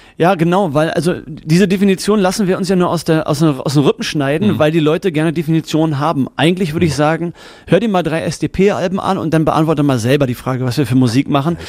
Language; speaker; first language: German; native; German